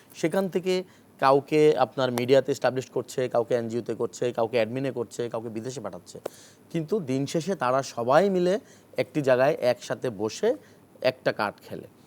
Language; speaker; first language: Bangla; native; Bangla